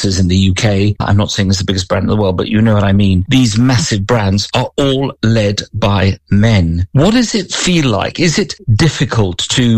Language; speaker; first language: English; native; English